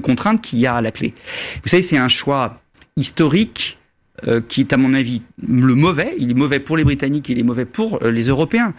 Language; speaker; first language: French; native; French